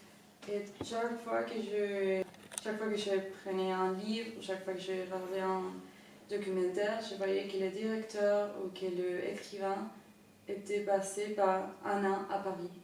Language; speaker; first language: French; non-native, fluent; Spanish